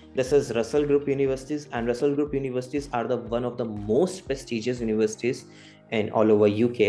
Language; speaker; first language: English; non-native, local second language; Hindi